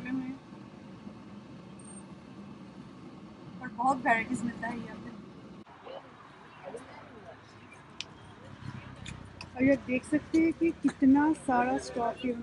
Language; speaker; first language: Hindi; non-native, local second language; Bangla